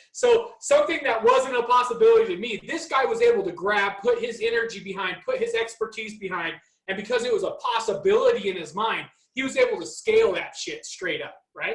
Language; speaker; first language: English; native; English